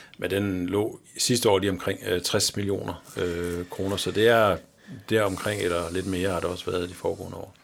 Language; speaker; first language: Danish; native; Danish